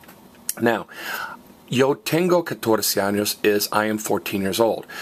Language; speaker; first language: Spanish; non-native, fluent; English